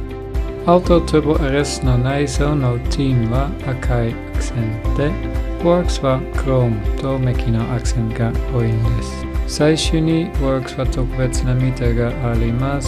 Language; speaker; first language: Japanese; non-native, learner; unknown